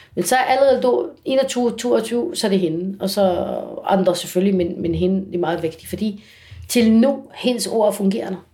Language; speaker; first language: Danish; non-native, fluent; Arabic